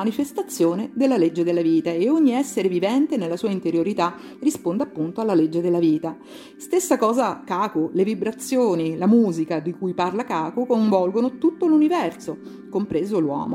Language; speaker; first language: Italian; native; Italian